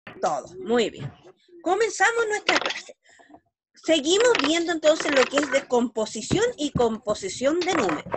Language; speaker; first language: Spanish; native; Spanish